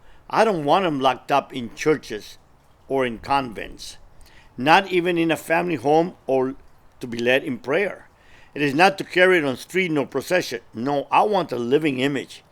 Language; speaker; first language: English; early bilingual, other home language; Spanish